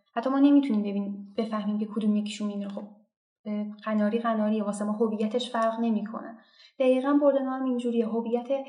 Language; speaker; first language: Persian; non-native, local second language; Azerbaijani